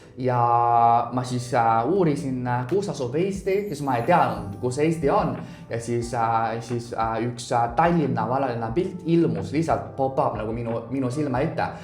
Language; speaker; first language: Estonian; non-native, fluent; Chinese